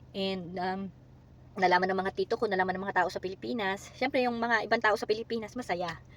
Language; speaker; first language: Filipino; native; Filipino